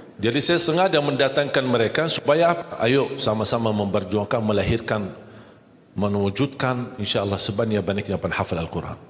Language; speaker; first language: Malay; non-native, fluent; Arabic